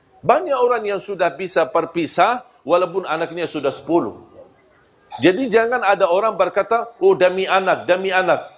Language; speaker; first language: Malay; non-native, fluent; Arabic